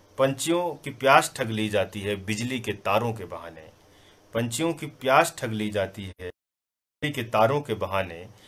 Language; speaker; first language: Hindi; non-native, local second language; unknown